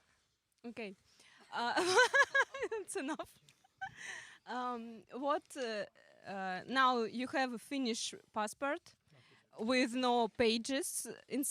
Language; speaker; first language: English; non-native, fluent; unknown